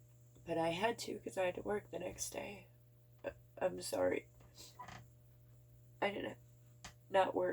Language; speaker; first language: English; native; English